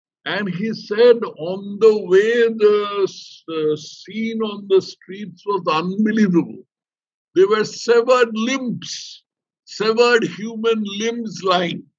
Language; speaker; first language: English; non-native, local second language; Bangla